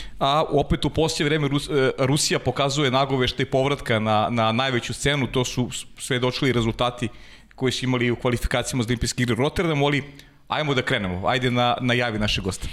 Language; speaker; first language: Serbian; native; Serbian